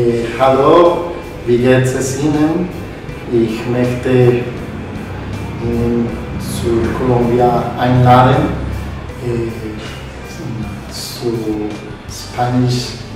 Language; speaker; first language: German; non-native, learner; Spanish